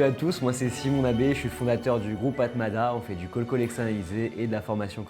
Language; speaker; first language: French; native; French